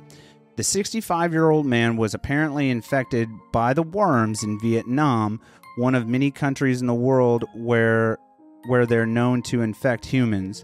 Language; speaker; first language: English; native; English